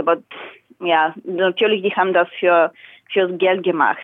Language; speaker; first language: German; non-native, fluent; Bulgarian